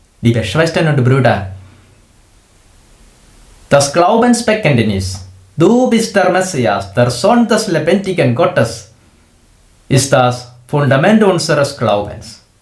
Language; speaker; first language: German; non-native, fluent; Malayalam